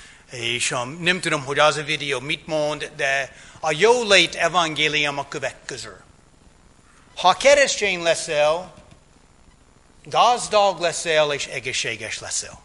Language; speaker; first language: Hungarian; non-native, fluent; English